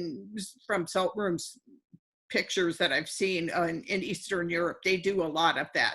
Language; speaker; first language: English; native; English